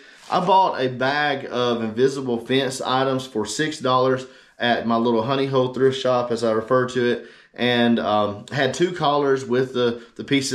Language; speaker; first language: English; native; English